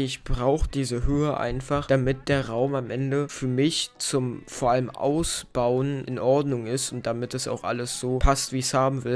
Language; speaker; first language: German; native; German